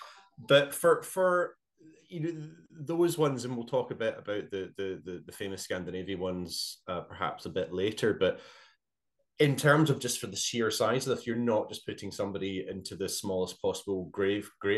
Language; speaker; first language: English; native; English